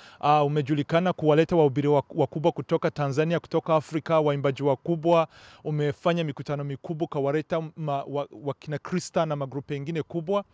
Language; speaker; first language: Swahili; non-native, local second language; Kinyarwanda